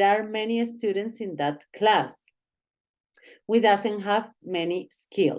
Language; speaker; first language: English; non-native, learner; Spanish